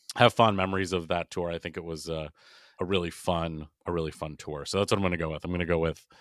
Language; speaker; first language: English; native; English